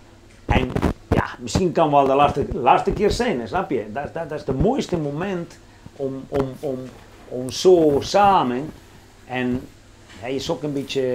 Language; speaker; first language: Dutch; non-native, learner; Spanish